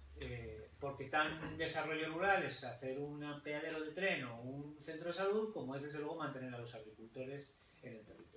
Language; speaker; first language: Spanish; native; Spanish